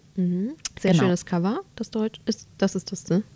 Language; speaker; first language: German; non-native, local second language; Macedonian